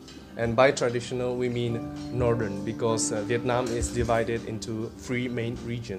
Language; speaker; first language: English; non-native, fluent; Vietnamese